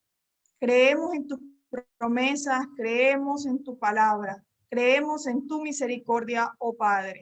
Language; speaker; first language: Spanish; native; Spanish